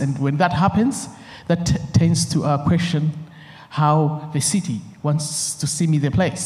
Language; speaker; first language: English; non-native, local second language; Nyanja